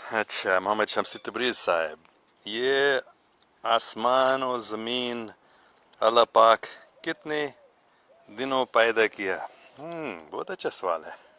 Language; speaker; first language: Urdu; non-native, fluent; English